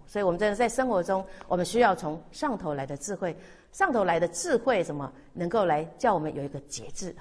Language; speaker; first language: Chinese; native; Chinese